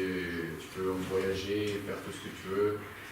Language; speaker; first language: French; non-native, fluent; Ukrainian